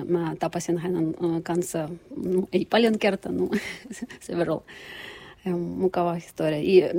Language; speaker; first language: Finnish; non-native, learner; Russian